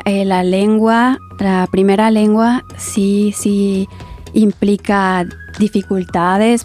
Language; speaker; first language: Spanish; native; Spanish